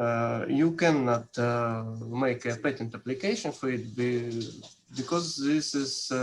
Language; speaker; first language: English; non-native, learner; Russian